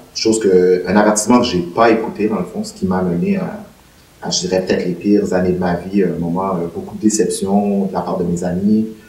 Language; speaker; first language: French; native; French